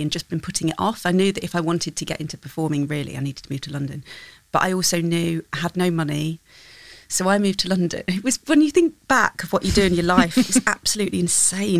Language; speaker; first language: English; native; English